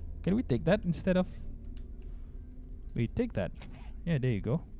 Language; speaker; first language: English; non-native, local second language; Malay